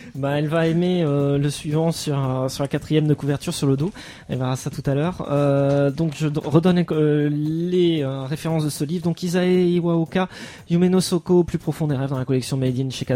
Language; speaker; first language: French; native; French